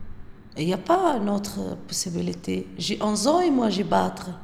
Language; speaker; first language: French; non-native, local second language; Arabic